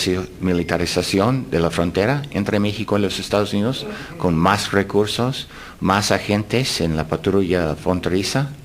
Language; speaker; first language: Spanish; non-native, fluent; English